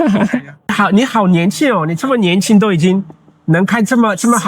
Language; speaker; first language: Chinese; non-native, fluent; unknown